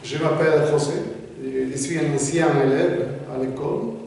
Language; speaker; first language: French; non-native, fluent; Spanish